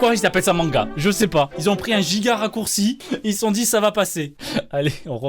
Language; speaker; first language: French; native; French